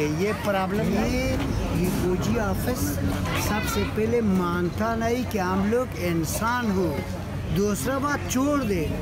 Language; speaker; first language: Hindi; non-native, learner; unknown